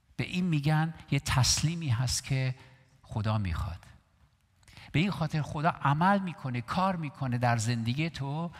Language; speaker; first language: Persian; non-native, local second language; Armenian